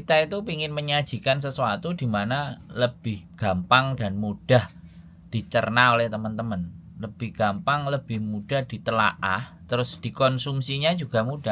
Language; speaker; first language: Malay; non-native, local second language; Javanese